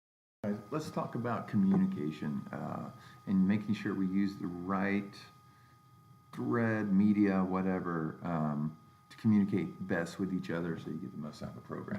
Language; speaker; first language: English; native; English